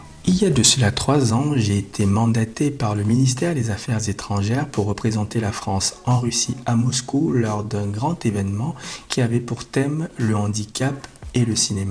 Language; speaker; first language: French; native; French